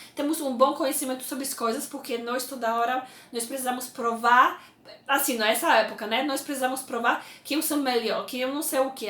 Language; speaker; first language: Portuguese; non-native, fluent; Polish